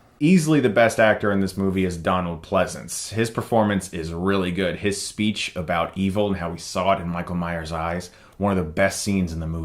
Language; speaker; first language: English; native; English